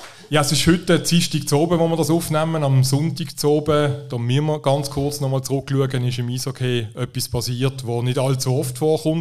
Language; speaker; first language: German; native; German